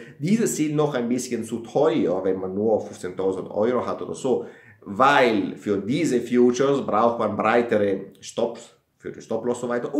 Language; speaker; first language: German; non-native, fluent; Italian